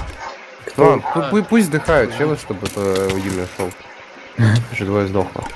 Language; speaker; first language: Russian; native; Russian